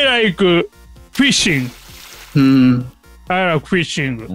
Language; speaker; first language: English; non-native, learner; Japanese